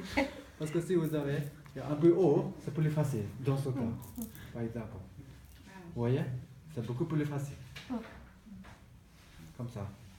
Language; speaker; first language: French; non-native, learner; Tibetan